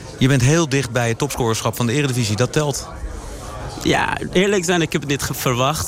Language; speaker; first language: Dutch; non-native, learner; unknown